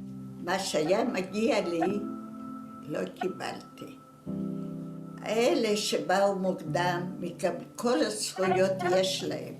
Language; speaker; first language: Hebrew; non-native, fluent; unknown